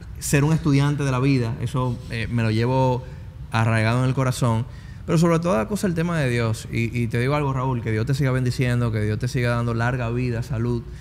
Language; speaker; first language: Spanish; native; Spanish